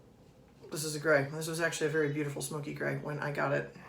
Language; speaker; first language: English; native; English